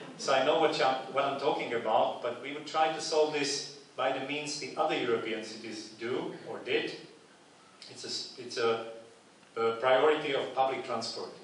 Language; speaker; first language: English; non-native, fluent; Slovak